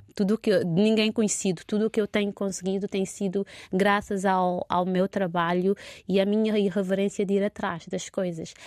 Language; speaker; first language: Portuguese; non-native, local second language; Kabuverdianu